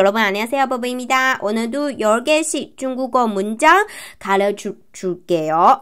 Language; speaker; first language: Korean; non-native, fluent; Chinese